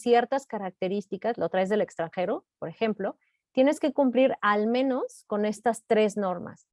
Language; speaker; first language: Spanish; native; Spanish